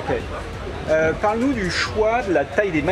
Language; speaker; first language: French; native; French